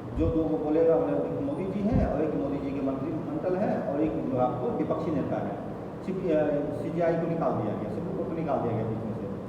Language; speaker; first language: Hindi; native; Hindi